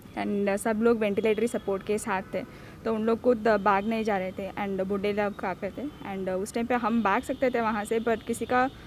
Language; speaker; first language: Hindi; non-native, local second language; Telugu